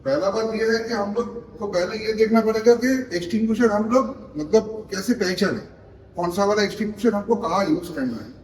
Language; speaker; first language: Hindi; non-native, local second language; Bangla